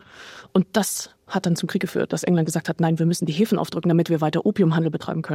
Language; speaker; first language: German; native; German